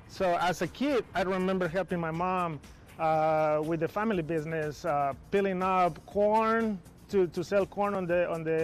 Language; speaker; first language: English; non-native, fluent; Spanish